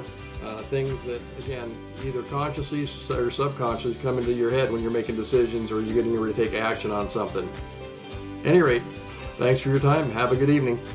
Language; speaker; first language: English; native; English